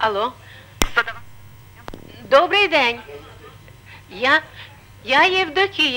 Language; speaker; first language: Ukrainian; native; Ukrainian